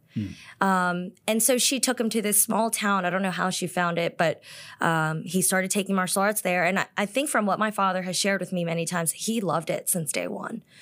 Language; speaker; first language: English; early bilingual, other home language; Korean